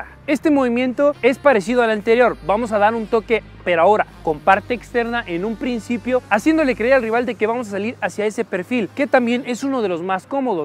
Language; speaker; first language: Spanish; native; Spanish